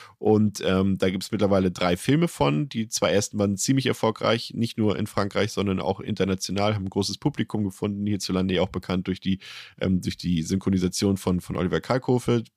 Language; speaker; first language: German; native; German